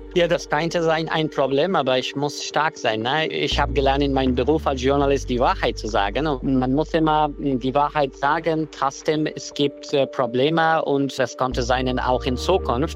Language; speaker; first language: German; non-native, fluent; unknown